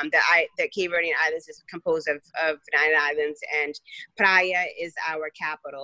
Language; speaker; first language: English; early bilingual, other home language; Kabuverdianu